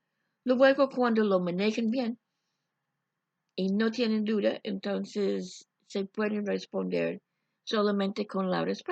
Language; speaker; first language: Spanish; non-native, fluent; English